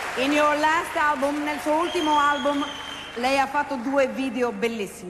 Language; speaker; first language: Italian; non-native, fluent; Spanish